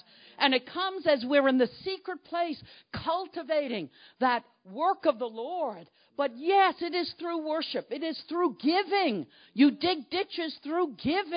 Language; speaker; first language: English; native; English